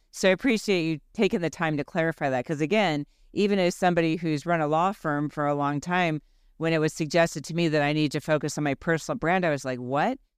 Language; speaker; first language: English; early bilingual, other home language; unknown